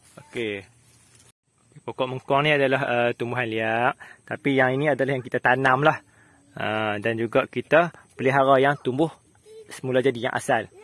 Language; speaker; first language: Malay; native; Malay